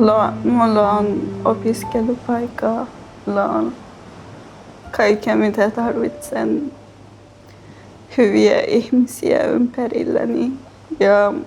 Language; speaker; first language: Finnish; non-native, fluent; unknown